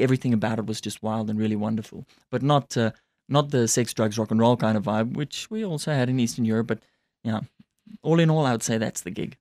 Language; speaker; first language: English; non-native, local second language; Afrikaans